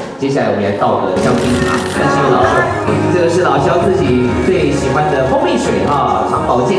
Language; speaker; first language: Chinese; native; Chinese